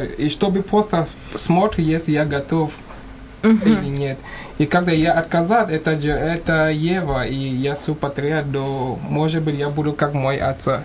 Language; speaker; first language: Russian; non-native, learner; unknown